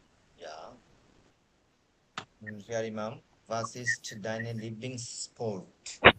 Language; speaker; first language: German; non-native, fluent; Bangla